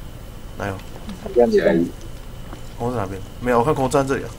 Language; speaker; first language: Chinese; native; Chinese